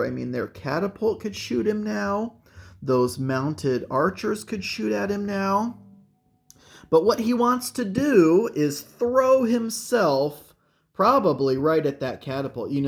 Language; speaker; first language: English; native; English